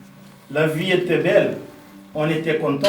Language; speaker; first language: French; non-native, learner; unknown